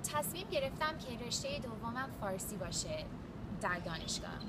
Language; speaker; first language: Persian; early bilingual, other home language; English